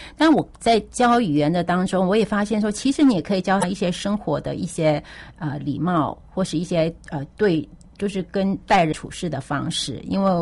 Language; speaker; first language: Chinese; native; Chinese